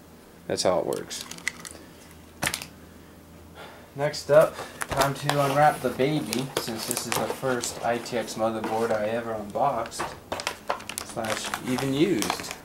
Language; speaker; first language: English; native; English